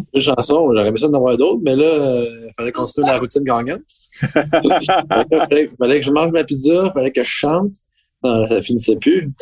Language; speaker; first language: French; native; French